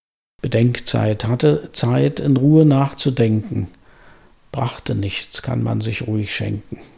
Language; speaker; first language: German; native; German